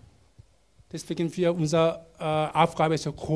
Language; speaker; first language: German; non-native, learner; Korean